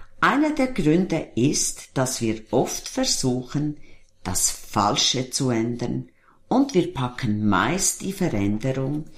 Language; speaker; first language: German; native; German